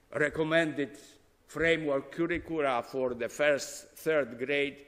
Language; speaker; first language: English; non-native, fluent; Polish